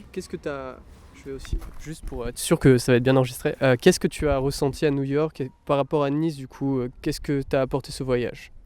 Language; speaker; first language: French; native; French